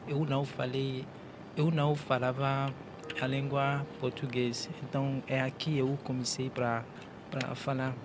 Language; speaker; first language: Portuguese; non-native, learner; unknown